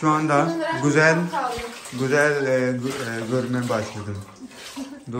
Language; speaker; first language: Turkish; non-native, learner; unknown